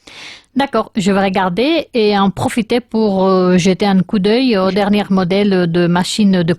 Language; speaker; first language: French; non-native, learner; Spanish